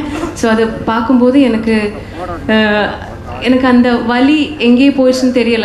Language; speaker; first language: Tamil; non-native, learner; Malayalam